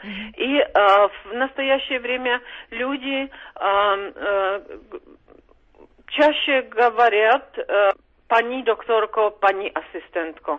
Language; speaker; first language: Russian; non-native, fluent; Czech